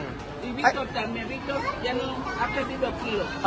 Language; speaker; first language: Spanish; native; Spanish